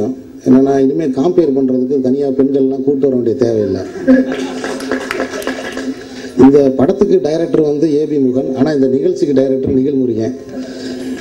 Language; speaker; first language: Tamil; native; Tamil